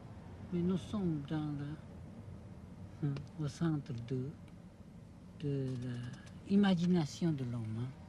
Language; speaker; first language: French; non-native, fluent; Japanese